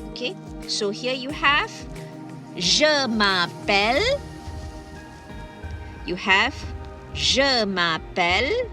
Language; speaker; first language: French; non-native, learner; Malay